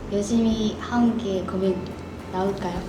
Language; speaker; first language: Korean; non-native, learner; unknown